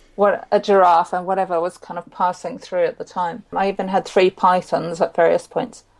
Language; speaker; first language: English; native; English